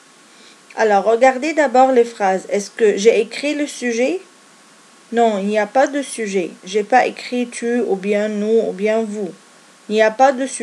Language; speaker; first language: French; non-native, fluent; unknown